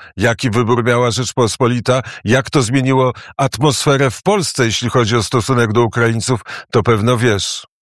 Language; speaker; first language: Polish; native; Polish